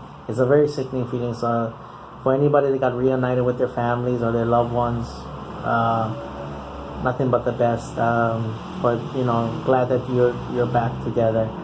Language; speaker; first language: English; native; English